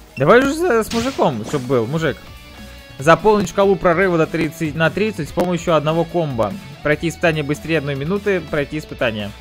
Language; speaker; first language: Russian; native; Russian